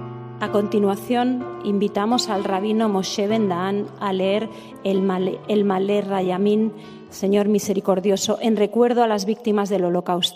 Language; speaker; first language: Spanish; native; Spanish